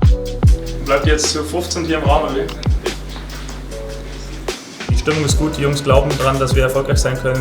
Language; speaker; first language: German; native; German